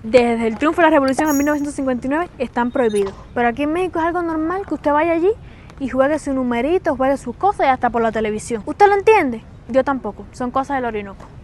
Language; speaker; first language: Spanish; native; Spanish